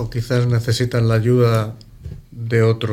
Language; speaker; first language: Catalan; non-native, local second language; Spanish